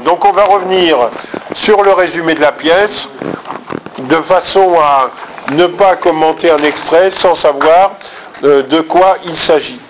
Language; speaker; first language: French; native; French